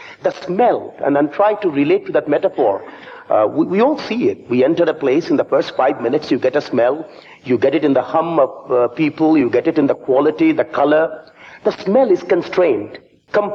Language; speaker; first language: English; non-native, local second language; Bangla